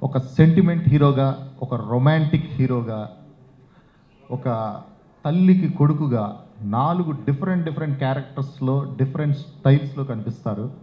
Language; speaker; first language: Telugu; native; Telugu